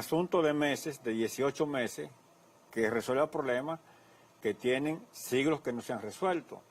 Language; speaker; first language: Spanish; native; Spanish